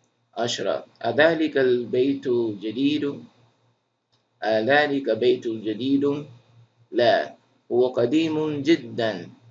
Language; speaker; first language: Arabic; non-native, fluent; English